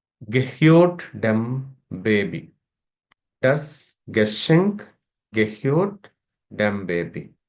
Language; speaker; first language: German; non-native, learner; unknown